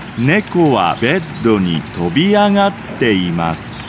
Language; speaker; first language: Japanese; non-native, learner; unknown